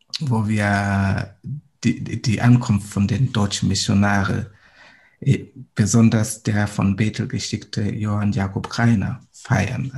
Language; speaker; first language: German; non-native, fluent; Swahili